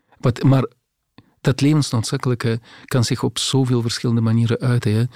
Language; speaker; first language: Dutch; non-native, fluent; Russian